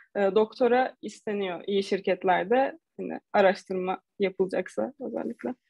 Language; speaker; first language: Turkish; native; Turkish